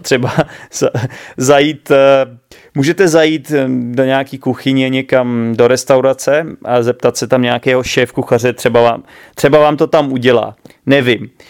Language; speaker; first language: Czech; native; Czech